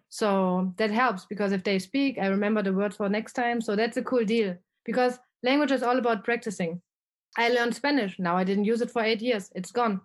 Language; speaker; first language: English; non-native, fluent; German